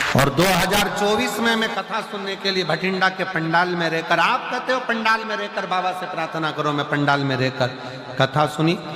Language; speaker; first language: Hindi; native; Hindi